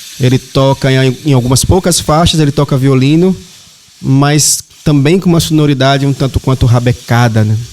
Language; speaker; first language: Portuguese; native; Portuguese